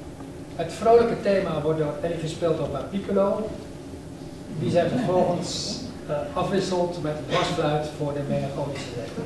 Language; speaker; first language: Dutch; native; Dutch